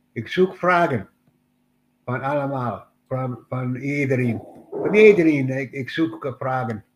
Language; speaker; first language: Dutch; non-native, learner; English